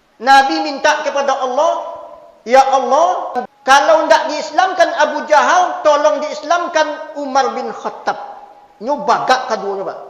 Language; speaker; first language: Malay; non-native, local second language; Minangkabau